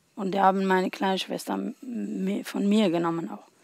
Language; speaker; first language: German; non-native, learner; Arabic